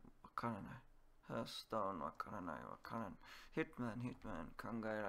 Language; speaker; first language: Japanese; non-native, learner; English